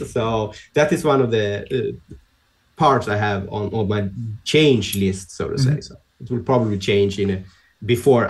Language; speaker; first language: English; non-native, fluent; Swedish